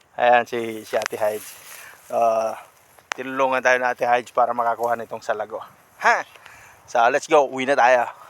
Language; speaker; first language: Filipino; non-native, local second language; Bikol